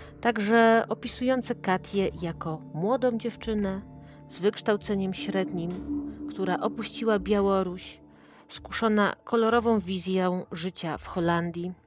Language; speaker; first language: Polish; native; Polish